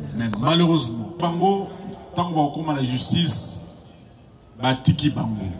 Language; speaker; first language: Lingala; native; Lingala